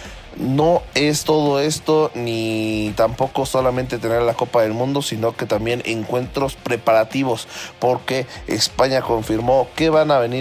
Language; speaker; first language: Spanish; native; Spanish